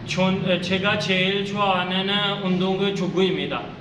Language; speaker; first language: Korean; non-native, learner; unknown